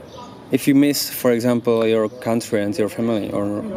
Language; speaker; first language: English; non-native, fluent; Czech